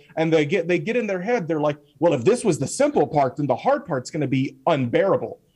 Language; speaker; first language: English; native; English